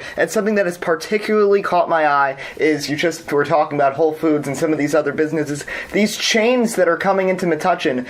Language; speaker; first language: English; native; English